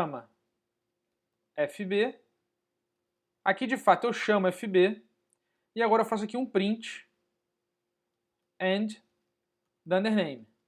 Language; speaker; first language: Portuguese; native; Portuguese